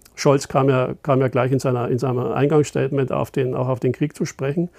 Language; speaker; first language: German; native; German